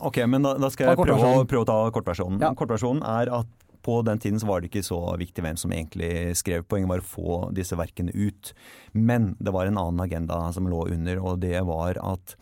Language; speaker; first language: Norwegian; native; Norwegian